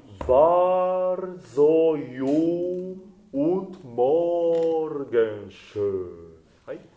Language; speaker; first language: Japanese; native; Japanese